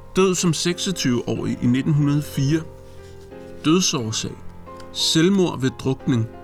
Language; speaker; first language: Danish; native; Danish